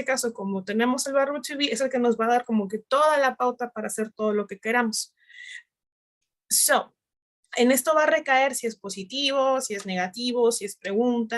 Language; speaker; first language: Spanish; native; Spanish